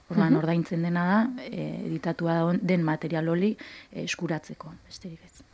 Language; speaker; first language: Basque; native; Basque